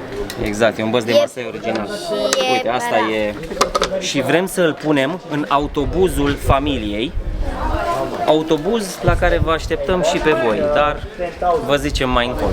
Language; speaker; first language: Romanian; native; Romanian